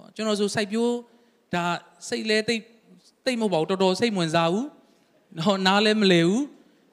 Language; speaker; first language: Burmese; non-native, local second language; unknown